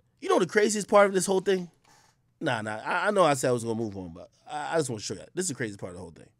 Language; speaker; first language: English; native; English